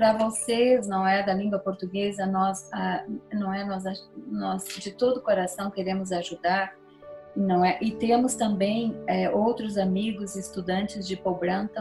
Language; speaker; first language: Portuguese; non-native, fluent; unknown